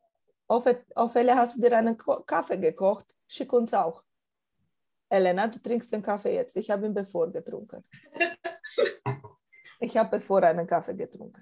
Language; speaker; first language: German; non-native, fluent; Romanian